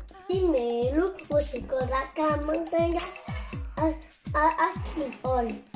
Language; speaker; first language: Portuguese; early bilingual, other home language; French